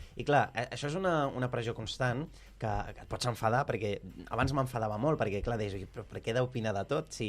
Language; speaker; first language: Catalan; early bilingual, other home language; Arabic